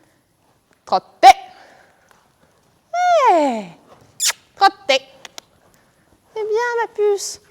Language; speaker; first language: French; native; French